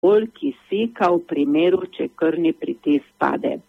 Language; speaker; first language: Slovenian; native; Slovenian